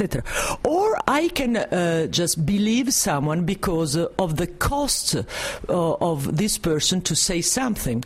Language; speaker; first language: English; non-native, fluent; Italian